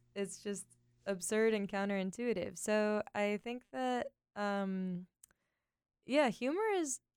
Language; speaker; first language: English; native; English